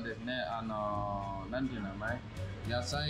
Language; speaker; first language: Japanese; non-native, learner; Indonesian